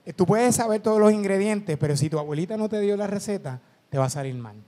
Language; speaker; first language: Spanish; native; Spanish